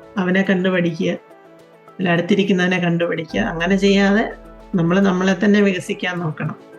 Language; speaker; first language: Malayalam; native; Malayalam